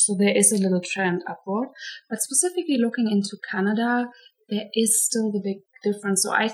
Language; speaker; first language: English; non-native, fluent; German